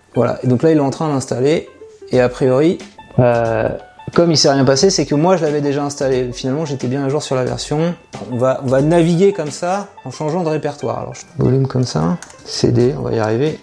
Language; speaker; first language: French; native; French